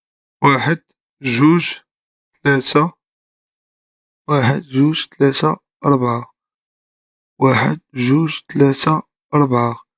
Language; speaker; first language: Arabic; native; Arabic